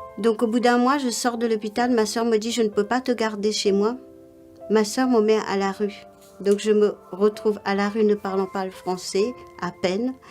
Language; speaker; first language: French; non-native, local second language; Morisyen